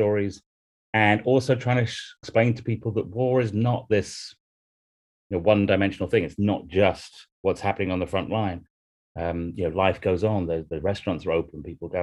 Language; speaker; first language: English; native; English